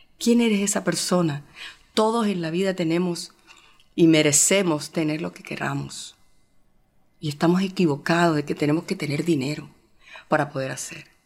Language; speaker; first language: Spanish; native; Spanish